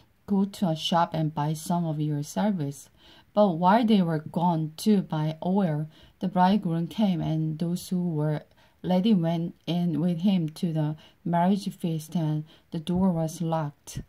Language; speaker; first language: English; non-native, learner; Korean